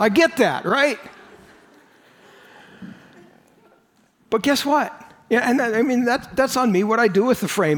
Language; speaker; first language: English; native; English